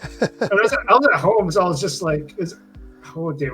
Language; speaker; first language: English; native; English